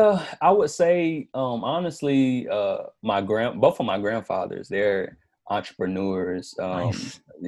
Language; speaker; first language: English; native; English